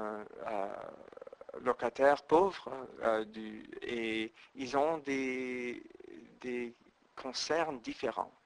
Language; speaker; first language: French; non-native, fluent; English